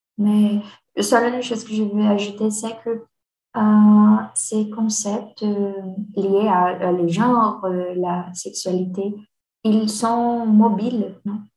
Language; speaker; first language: French; non-native, learner; Portuguese